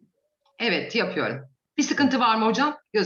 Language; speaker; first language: Turkish; native; Turkish